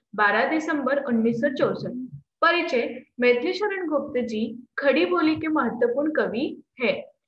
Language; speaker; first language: Hindi; non-native, local second language; Marathi